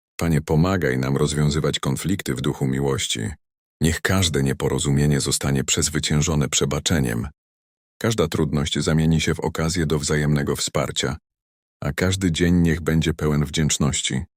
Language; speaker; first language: Polish; native; Polish